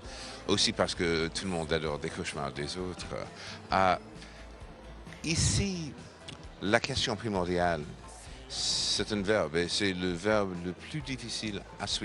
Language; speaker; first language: French; non-native, fluent; English